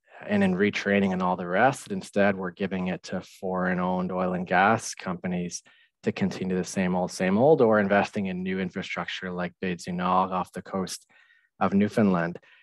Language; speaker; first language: English; native; English